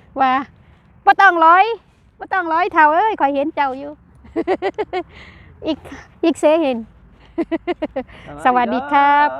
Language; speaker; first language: Thai; non-native, local second language; Lao